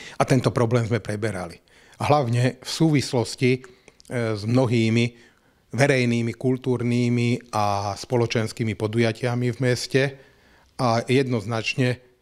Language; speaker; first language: Slovak; native; Slovak